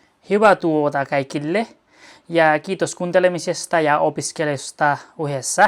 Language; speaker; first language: Finnish; non-native, learner; Nepali